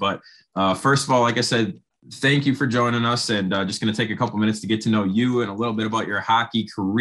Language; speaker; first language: English; native; English